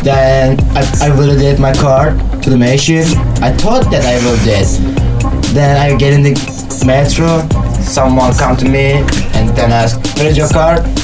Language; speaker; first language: English; non-native, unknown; Turkish